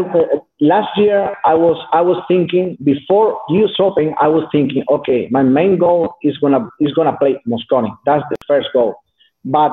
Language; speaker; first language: English; non-native, learner; Spanish